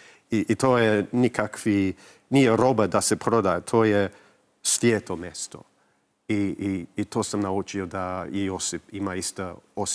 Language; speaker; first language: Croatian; early bilingual, heritage; English